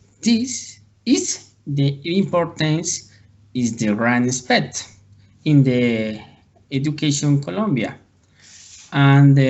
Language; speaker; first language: English; non-native, learner; Spanish